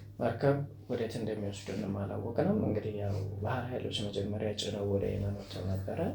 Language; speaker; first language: Amharic; native; Amharic